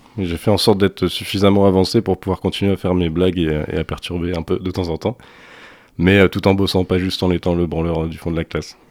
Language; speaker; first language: French; native; French